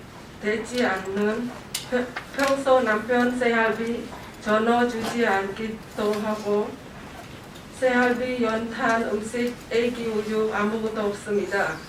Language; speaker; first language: Korean; non-native, learner; Khmer